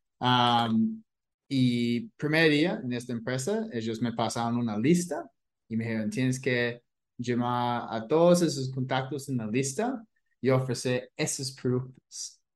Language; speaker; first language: Spanish; non-native, fluent; English